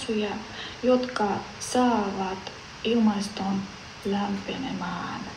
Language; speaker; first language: Finnish; non-native, learner; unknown